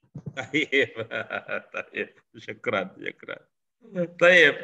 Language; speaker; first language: Arabic; non-native, fluent; Indonesian